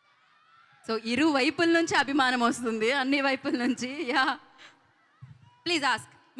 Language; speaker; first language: Telugu; native; Telugu